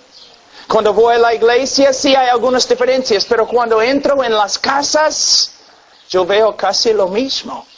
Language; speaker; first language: Spanish; non-native, fluent; English